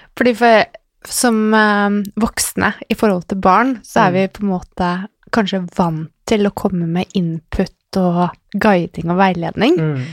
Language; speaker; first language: Norwegian; native; Norwegian